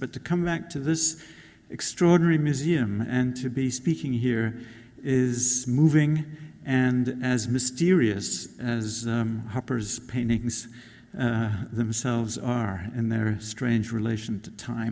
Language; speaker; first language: English; native; English